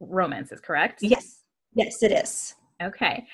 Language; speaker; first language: English; native; English